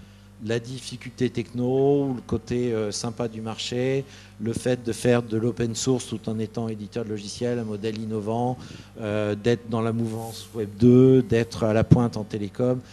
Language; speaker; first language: French; native; French